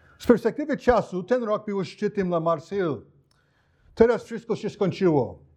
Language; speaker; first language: Polish; non-native, fluent; English